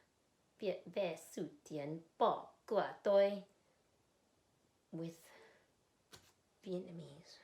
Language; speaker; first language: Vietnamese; non-native, learner; English